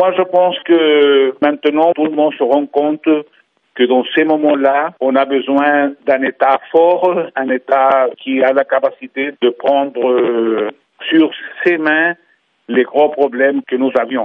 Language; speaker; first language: French; non-native, fluent; Spanish